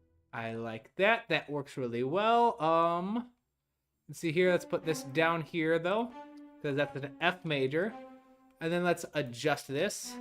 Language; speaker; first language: English; native; English